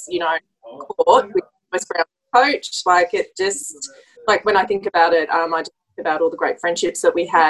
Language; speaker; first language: English; native; English